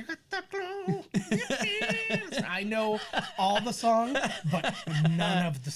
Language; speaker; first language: English; native; English